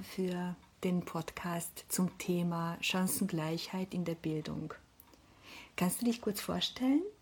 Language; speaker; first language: German; native; German